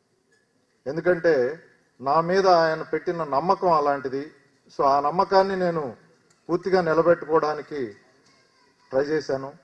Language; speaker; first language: Telugu; native; Telugu